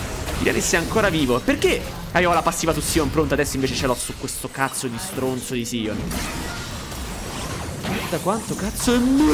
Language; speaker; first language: Italian; native; Italian